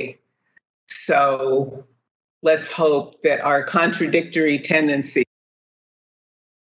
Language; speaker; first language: English; native; English